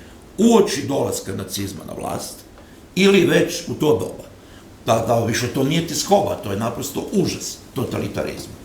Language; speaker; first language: Croatian; native; Croatian